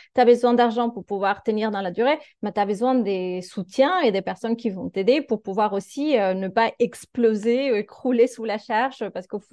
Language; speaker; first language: French; non-native, fluent; Spanish